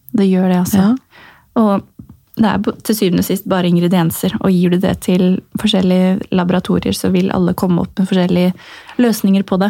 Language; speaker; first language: Norwegian; native; Norwegian